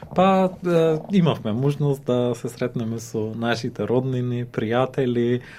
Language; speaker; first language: Macedonian; native; Macedonian